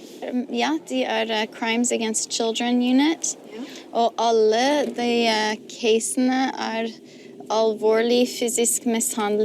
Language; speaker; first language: Norwegian; non-native, learner; English